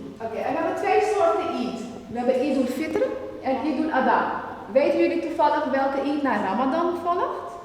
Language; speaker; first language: Dutch; non-native, fluent; Urdu